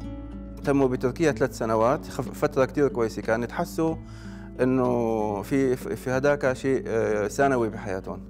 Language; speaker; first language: Arabic; native; Arabic